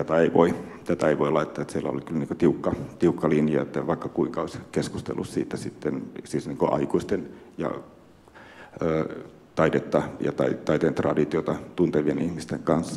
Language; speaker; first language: Finnish; native; Finnish